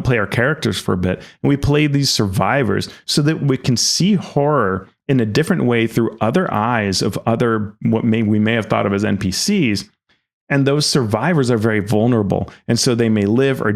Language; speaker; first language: English; native; English